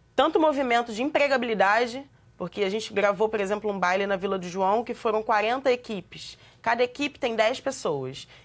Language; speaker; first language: Portuguese; native; Portuguese